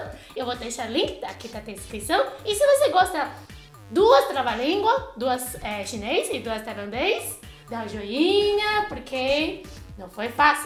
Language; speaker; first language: Portuguese; non-native, fluent; Chinese